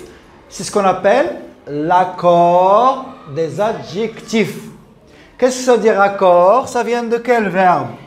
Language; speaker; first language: French; non-native, local second language; Arabic